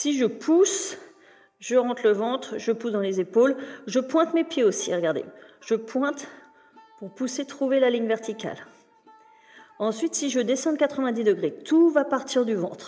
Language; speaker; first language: French; native; French